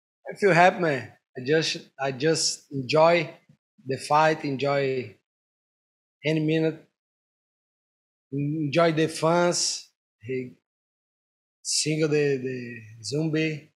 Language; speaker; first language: English; non-native, learner; Portuguese